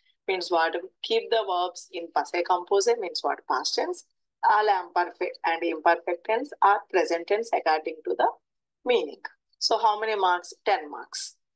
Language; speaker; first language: English; non-native, local second language; Telugu